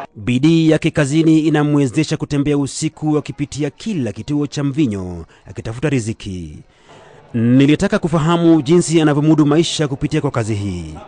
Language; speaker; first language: Swahili; non-native, local second language; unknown